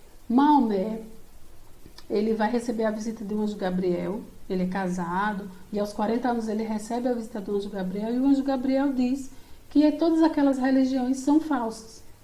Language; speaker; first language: Portuguese; native; Portuguese